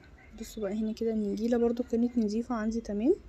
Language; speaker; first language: Arabic; native; Arabic